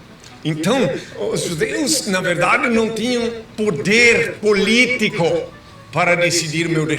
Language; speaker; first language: Portuguese; native; Portuguese